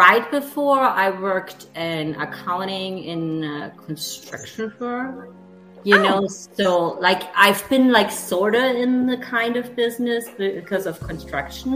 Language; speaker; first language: English; non-native, fluent; German